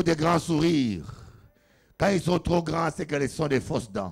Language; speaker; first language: French; non-native, local second language; Lingala